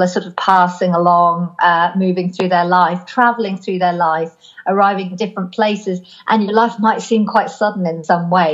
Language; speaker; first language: English; native; English